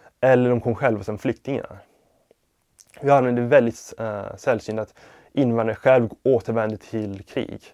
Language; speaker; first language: Swedish; non-native, fluent; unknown